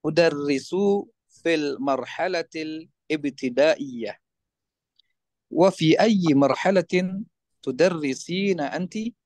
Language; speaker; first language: Arabic; non-native, learner; Indonesian